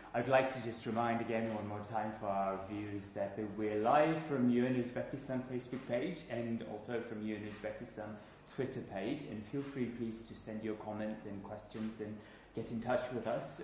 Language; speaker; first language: English; non-native, fluent; Uzbek